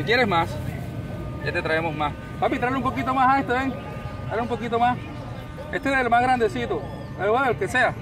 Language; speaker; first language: Spanish; native; Spanish